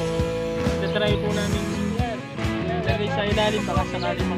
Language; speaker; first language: Filipino; native; Filipino